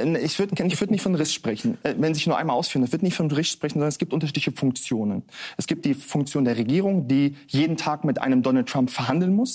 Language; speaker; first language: German; native; German